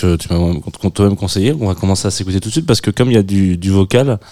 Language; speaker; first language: French; native; French